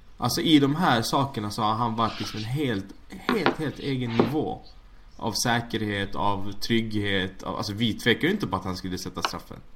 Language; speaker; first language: Swedish; early bilingual, other home language; Arabic